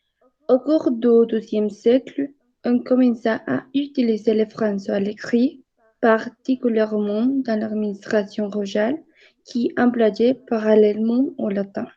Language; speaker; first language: French; non-native, learner; Spanish